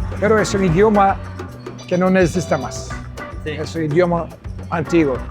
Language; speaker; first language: Spanish; non-native, learner; Turkish